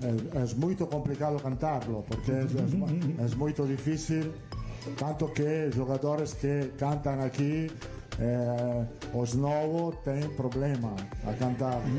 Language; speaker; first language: Portuguese; non-native, learner; Italian